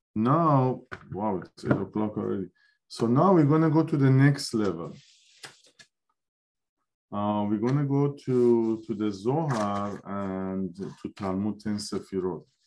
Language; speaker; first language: English; non-native, fluent; Persian